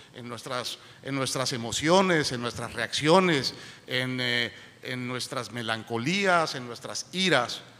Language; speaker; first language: Spanish; native; Spanish